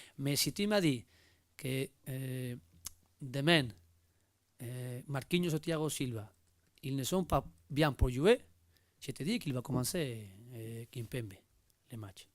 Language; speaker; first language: French; non-native, learner; Spanish